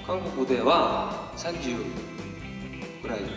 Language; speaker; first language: Japanese; non-native, fluent; Korean